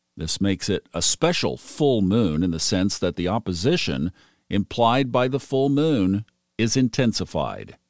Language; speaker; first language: English; native; English